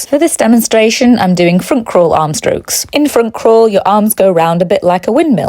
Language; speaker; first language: English; native; English